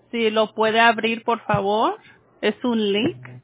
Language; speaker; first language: Spanish; early bilingual, heritage; Spanish